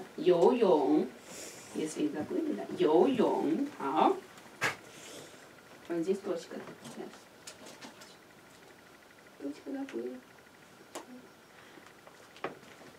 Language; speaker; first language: Russian; non-native, learner; Chinese